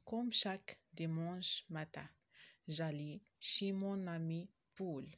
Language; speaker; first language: French; non-native, local second language; Arabic